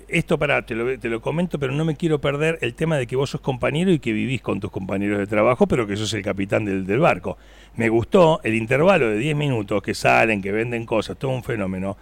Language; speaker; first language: Spanish; native; Spanish